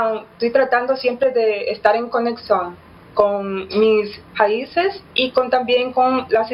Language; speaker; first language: Portuguese; non-native, learner; Spanish